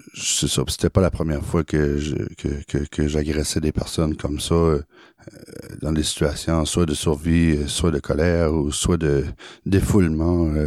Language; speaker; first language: French; native; French